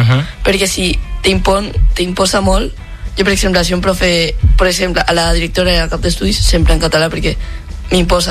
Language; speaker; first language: Catalan; non-native, local second language; Spanish